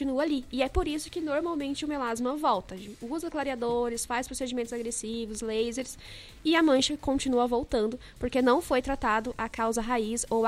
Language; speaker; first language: Portuguese; native; Portuguese